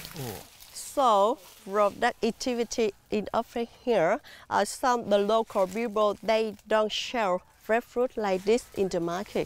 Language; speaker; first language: English; non-native, learner; Vietnamese